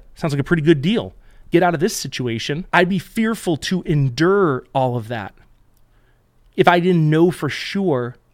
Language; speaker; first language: English; native; English